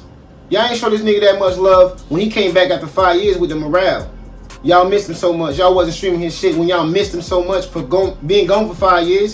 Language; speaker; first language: English; native; English